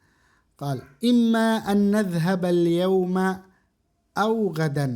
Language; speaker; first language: Arabic; non-native, fluent; Indonesian